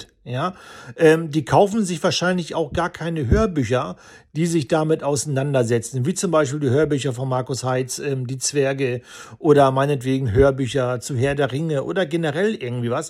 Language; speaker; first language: German; native; German